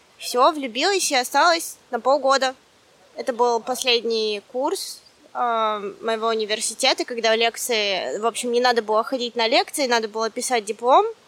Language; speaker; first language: Russian; native; Russian